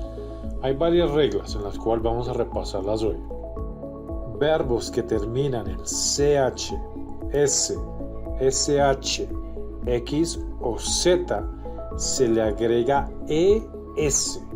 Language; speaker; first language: Spanish; non-native, fluent; English